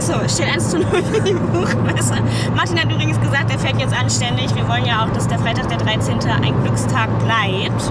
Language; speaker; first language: German; native; German